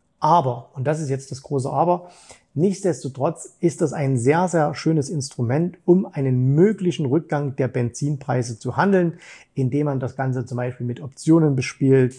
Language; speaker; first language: German; native; German